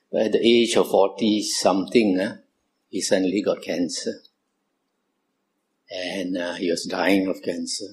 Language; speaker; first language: English; non-native, local second language; Min Nan Chinese